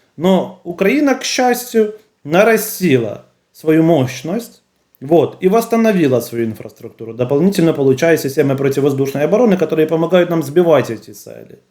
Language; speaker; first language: Russian; native; Russian